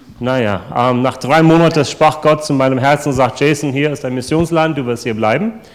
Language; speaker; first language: German; non-native, fluent; English